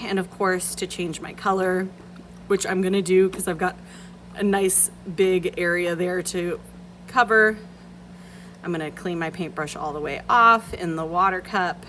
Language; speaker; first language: English; native; English